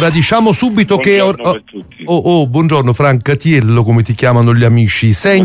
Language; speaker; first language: Italian; native; Italian